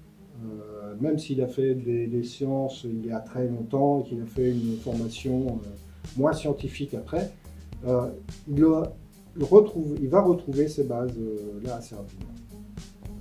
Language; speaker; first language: French; native; French